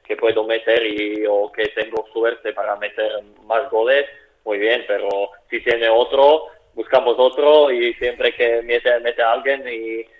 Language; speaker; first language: Spanish; non-native, fluent; Slovak